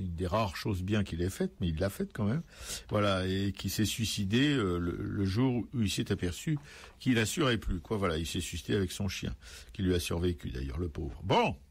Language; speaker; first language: French; native; French